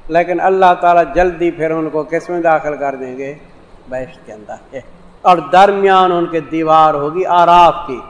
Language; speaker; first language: Urdu; non-native, local second language; Saraiki